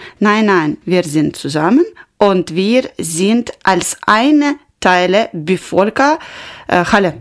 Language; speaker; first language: German; non-native, learner; Ukrainian